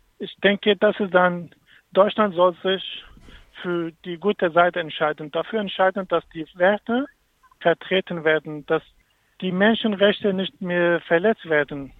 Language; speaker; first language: German; non-native, fluent; Kurdish